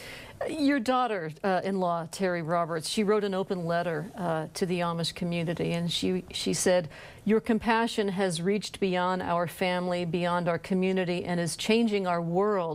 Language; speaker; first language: English; native; English